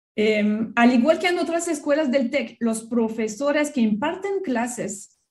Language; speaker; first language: Spanish; non-native, fluent; French